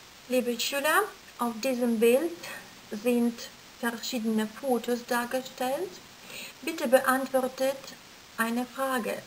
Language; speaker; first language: German; non-native, fluent; Russian